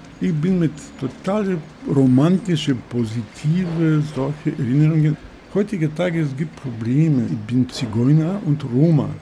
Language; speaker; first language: German; non-native, fluent; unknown